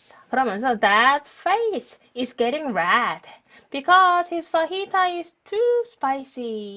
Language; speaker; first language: English; non-native, fluent; Korean